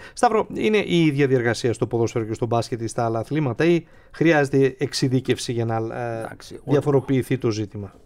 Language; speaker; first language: Greek; native; Greek